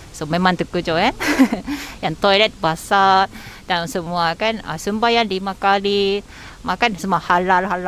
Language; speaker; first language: Malay; non-native, fluent; Japanese